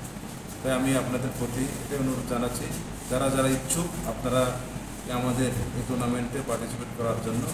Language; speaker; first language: Bangla; non-native, local second language; Kok Borok